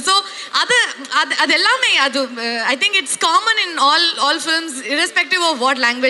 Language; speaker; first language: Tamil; non-native, learner; Kannada